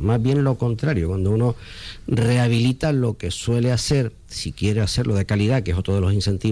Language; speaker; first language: Spanish; native; Spanish